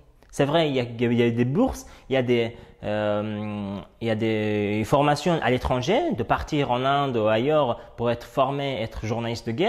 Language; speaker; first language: French; non-native, fluent; Persian